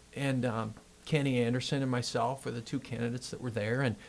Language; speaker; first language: English; native; English